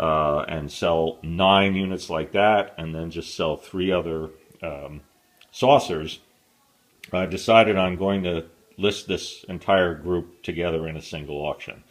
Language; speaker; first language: English; native; English